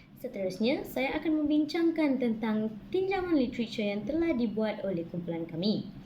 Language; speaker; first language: Malay; non-native, local second language; Tamil